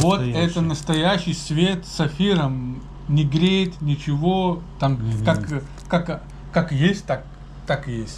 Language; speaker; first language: Russian; non-native, learner; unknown